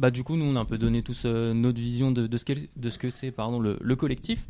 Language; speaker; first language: French; native; French